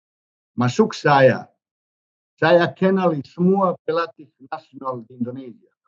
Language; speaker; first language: Indonesian; non-native, learner; Serbian